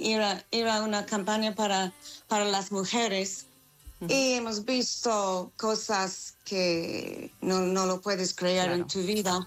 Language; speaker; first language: Spanish; non-native, fluent; English